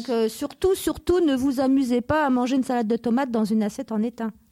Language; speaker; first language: French; native; French